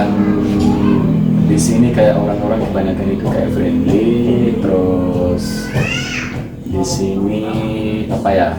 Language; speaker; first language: Indonesian; non-native, fluent; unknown